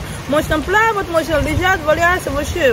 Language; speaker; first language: Russian; non-native, learner; English